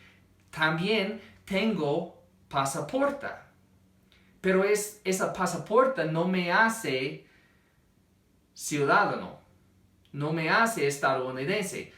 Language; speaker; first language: Spanish; non-native, fluent; English